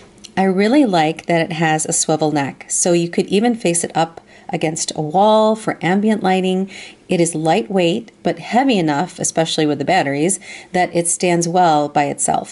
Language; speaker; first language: English; native; English